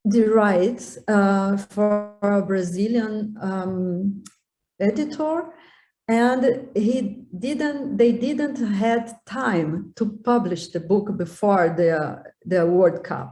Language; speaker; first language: English; non-native, learner; Portuguese